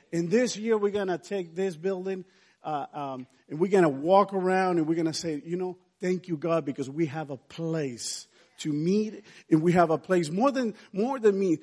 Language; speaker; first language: English; non-native, fluent; Spanish